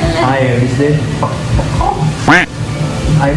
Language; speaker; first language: Turkish; non-native, learner; Indonesian